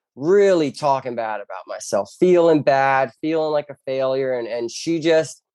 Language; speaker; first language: English; native; English